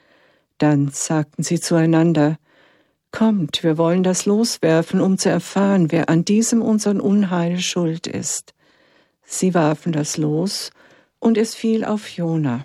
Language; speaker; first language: German; native; German